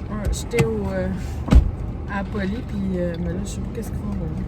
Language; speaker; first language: French; native; French